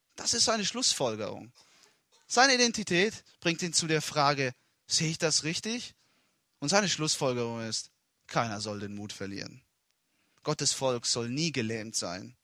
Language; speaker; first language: German; non-native, fluent; Italian